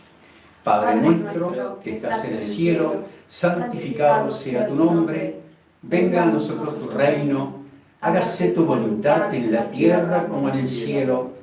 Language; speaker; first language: Spanish; native; Spanish